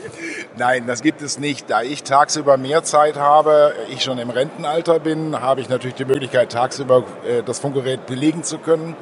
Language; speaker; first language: German; native; German